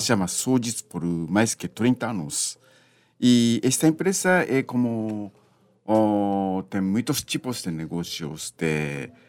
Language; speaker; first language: Portuguese; non-native, learner; Japanese